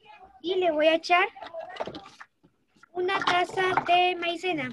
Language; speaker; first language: Spanish; native; Spanish